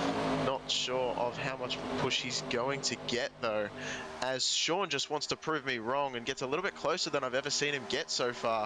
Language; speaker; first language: English; native; English